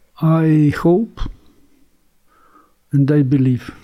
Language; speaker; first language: English; non-native, learner; Ukrainian